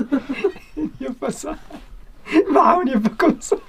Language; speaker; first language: French; non-native, local second language; Arabic